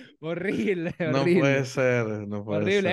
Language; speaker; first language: Spanish; native; Spanish